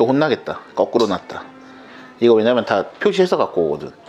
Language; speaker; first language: Korean; native; Korean